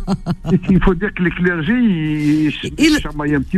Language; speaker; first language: French; non-native, local second language; Arabic